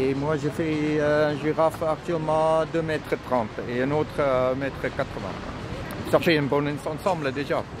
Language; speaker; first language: French; non-native, learner; Dutch